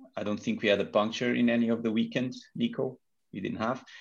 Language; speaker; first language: English; non-native, fluent; Portuguese